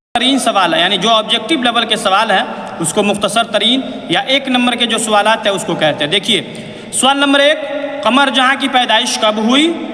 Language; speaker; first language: Urdu; native; Urdu